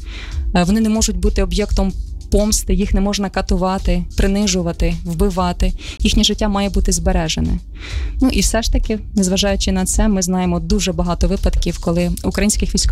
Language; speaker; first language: Ukrainian; native; Ukrainian